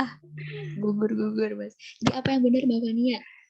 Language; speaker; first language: Indonesian; native; Indonesian